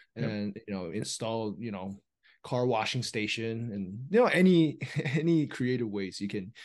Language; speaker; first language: English; early bilingual, other home language; Chinese